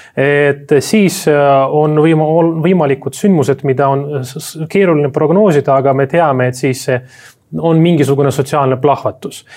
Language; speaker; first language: Estonian; non-native, local second language; Russian